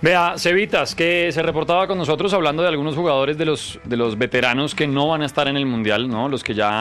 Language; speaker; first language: Spanish; native; Spanish